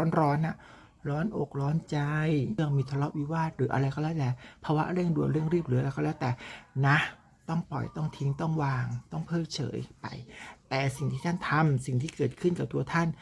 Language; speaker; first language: Thai; native; Thai